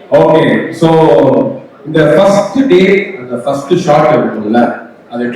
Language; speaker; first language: Tamil; native; Tamil